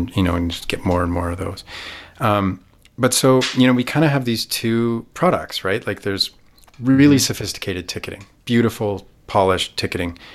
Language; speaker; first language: English; native; English